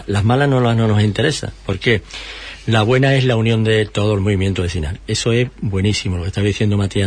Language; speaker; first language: Spanish; native; Spanish